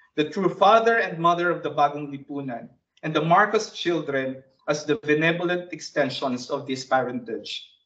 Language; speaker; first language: English; non-native, local second language; Bikol